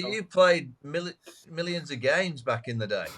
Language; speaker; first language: English; native; English